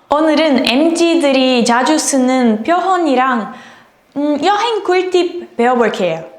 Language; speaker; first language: Korean; non-native, learner; Portuguese